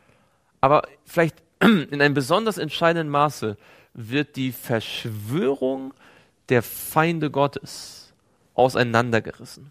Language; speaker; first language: German; native; German